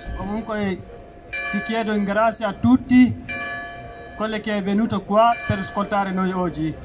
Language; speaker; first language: Italian; non-native, learner; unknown